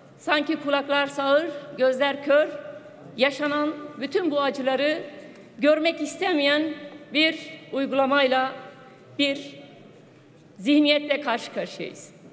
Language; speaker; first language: Turkish; non-native, local second language; Kurdish